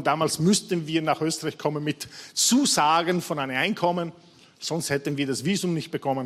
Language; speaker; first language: German; non-native, fluent; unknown